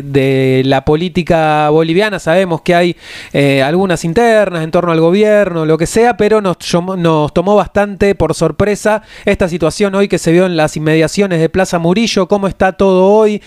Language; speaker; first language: Spanish; native; Spanish